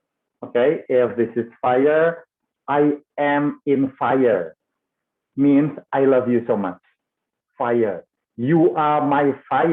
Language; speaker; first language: English; non-native, fluent; Indonesian